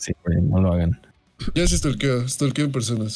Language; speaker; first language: Spanish; native; Spanish